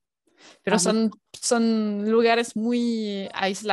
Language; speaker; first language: Spanish; non-native, fluent; French